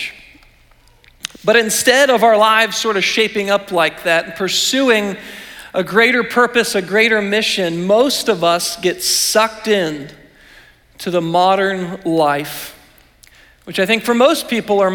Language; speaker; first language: English; native; English